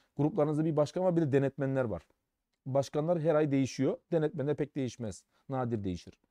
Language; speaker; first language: Turkish; early bilingual, heritage; German